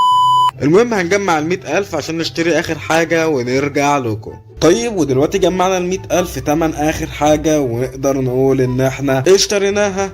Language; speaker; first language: Arabic; native; Arabic